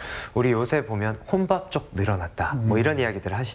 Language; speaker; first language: Korean; native; Korean